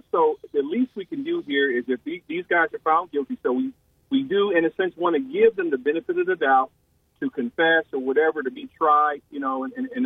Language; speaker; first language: English; native; English